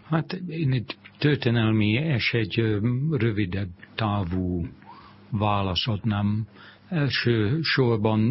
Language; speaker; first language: Hungarian; non-native, fluent; English